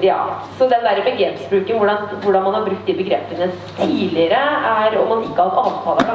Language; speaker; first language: Norwegian; native; Norwegian